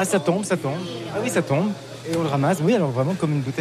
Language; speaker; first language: French; native; French